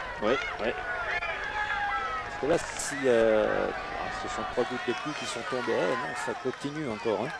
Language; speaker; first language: French; native; French